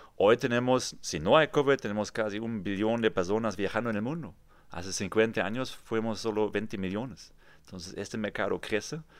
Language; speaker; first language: Spanish; non-native, fluent; German